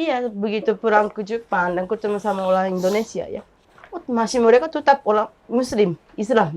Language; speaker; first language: Indonesian; non-native, learner; Japanese